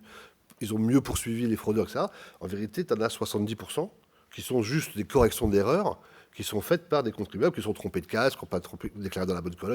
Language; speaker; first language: French; native; French